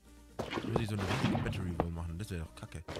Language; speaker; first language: German; native; German